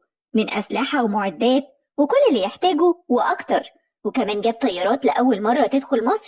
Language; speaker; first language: Arabic; native; Arabic